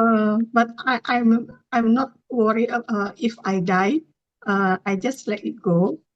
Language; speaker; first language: English; non-native, learner; Thai